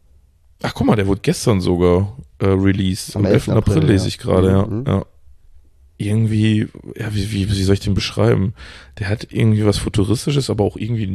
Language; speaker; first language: German; native; German